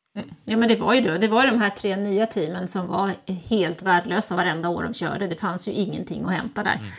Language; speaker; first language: Swedish; early bilingual, other home language; German